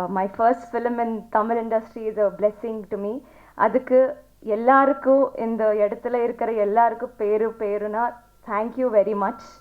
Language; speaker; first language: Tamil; non-native, learner; Telugu